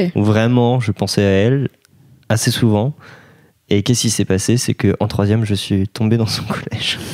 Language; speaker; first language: French; native; French